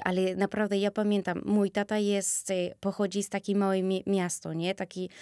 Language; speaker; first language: Polish; early bilingual, other home language; Spanish